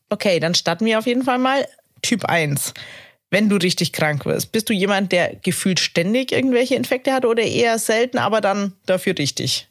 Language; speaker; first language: German; native; German